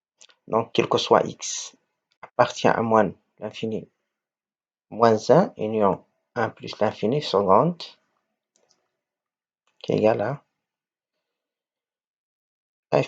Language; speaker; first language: French; non-native, local second language; Arabic